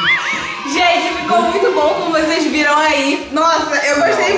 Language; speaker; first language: Portuguese; native; Portuguese